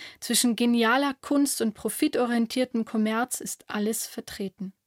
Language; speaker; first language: German; native; German